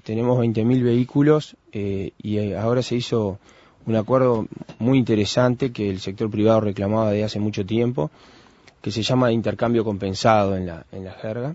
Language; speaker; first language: Spanish; native; Spanish